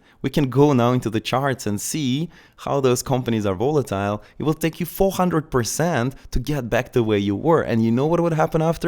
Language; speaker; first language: English; non-native, fluent; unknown